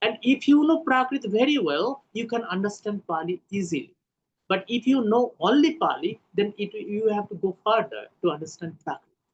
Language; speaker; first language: English; non-native, local second language; Hindi